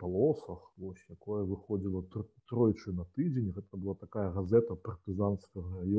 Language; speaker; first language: Polish; non-native, learner; Belarusian